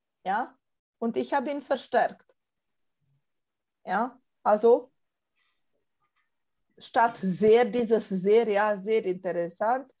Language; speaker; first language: German; non-native, fluent; Romanian